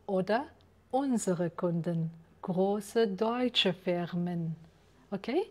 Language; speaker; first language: German; non-native, fluent; Uzbek